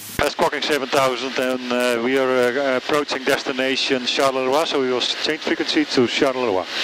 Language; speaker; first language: English; non-native, fluent; Dutch